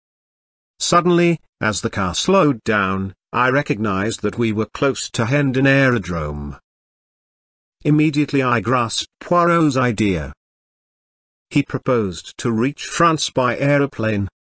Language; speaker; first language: English; non-native, fluent; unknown